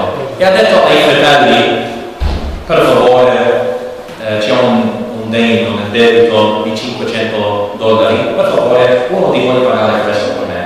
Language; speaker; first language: Italian; non-native, learner; English